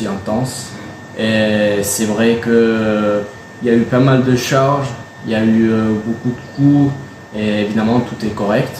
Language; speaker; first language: French; non-native, fluent; Spanish